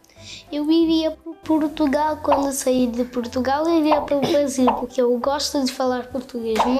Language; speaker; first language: Portuguese; non-native, local second language; Kabuverdianu